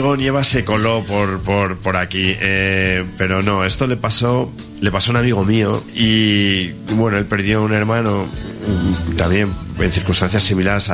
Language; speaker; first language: Spanish; native; Spanish